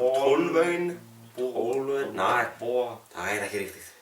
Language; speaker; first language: Danish; non-native, learner; Icelandic